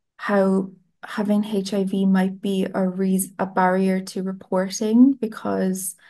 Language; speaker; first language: English; non-native, fluent; Italian